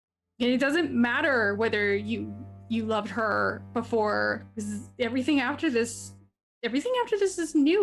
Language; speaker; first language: English; native; English